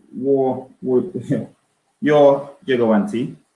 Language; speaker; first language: Chinese; non-native, learner; English